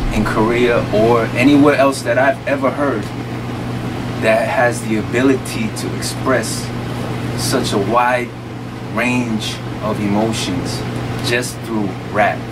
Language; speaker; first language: English; native; English